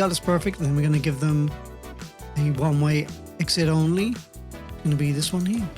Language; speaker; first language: English; native; English